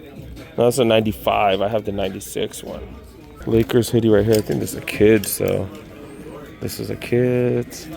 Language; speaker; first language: English; native; English